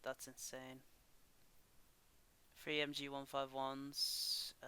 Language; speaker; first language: English; native; English